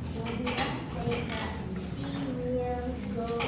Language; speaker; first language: English; non-native, fluent; Indonesian